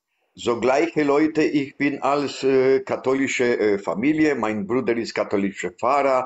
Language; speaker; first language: German; non-native, learner; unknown